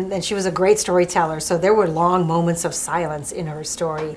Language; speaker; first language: English; early bilingual, other home language; French